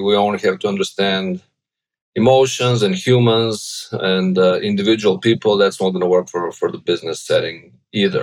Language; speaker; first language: English; non-native, fluent; Bulgarian